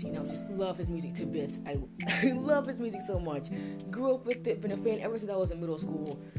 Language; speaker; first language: English; native; English